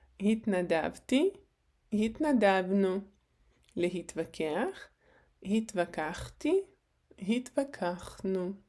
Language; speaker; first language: Hebrew; non-native, fluent; Ukrainian